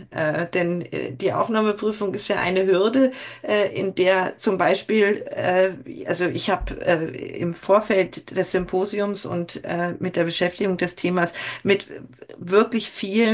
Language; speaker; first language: German; native; German